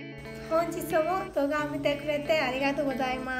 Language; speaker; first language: Japanese; non-native, learner; Burmese